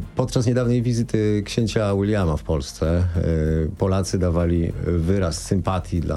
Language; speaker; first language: Polish; native; Polish